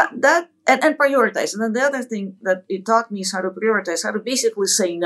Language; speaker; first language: English; non-native, fluent; Ukrainian